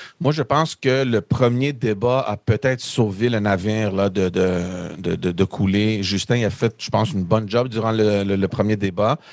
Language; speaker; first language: French; native; French